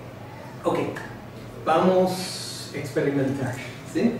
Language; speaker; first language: Spanish; non-native, fluent; English